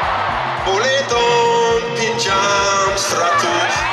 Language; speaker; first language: Indonesian; non-native, learner; English